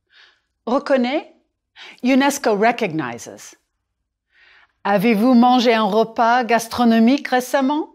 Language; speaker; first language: French; non-native, fluent; English